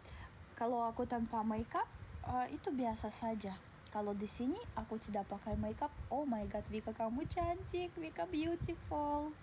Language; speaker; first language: Indonesian; non-native, learner; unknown